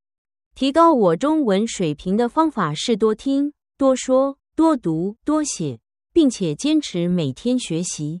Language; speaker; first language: Chinese; non-native, learner; Vietnamese